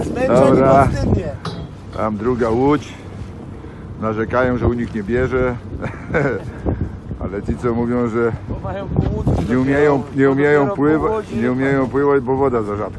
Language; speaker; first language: Polish; native; Polish